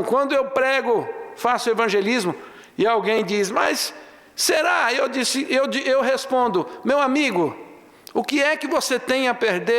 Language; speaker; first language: Portuguese; native; Portuguese